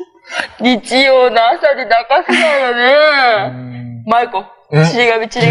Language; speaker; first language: Japanese; native; Japanese